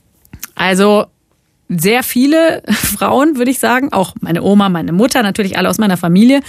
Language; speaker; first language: German; native; German